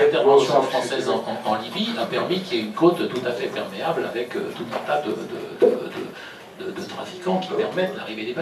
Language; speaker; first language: French; native; French